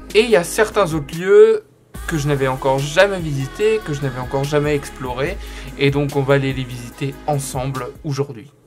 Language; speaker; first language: French; native; French